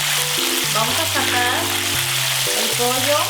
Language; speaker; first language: Spanish; non-native, fluent; Korean